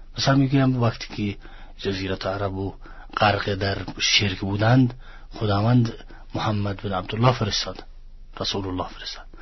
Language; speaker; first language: Persian; non-native, fluent; Arabic